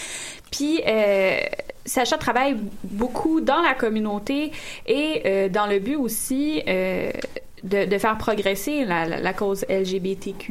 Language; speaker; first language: French; native; French